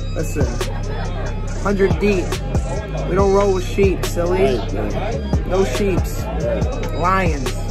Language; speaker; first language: English; native; English